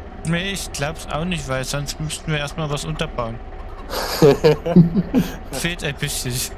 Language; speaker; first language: German; native; German